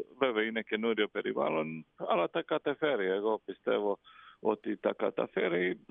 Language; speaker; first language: Greek; non-native, fluent; Croatian